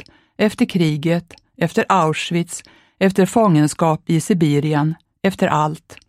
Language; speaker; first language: Swedish; early bilingual, other home language; Hungarian